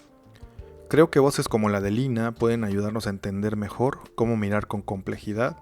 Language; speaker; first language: Spanish; native; Spanish